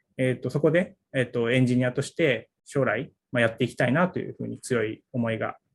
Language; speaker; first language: Japanese; native; Japanese